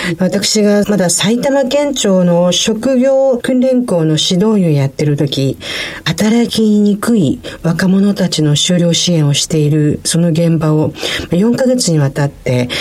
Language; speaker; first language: Japanese; native; Japanese